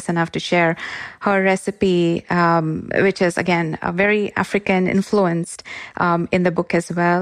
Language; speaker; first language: English; non-native, local second language; Gujarati